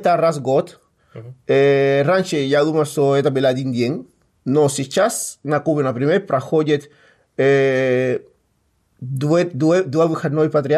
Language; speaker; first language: Russian; non-native, fluent; Spanish